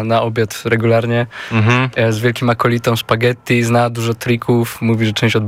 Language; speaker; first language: Polish; native; Polish